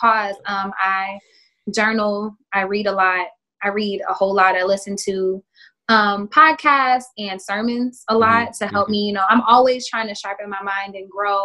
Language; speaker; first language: English; native; English